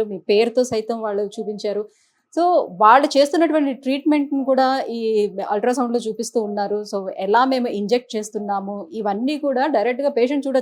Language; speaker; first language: Telugu; native; Telugu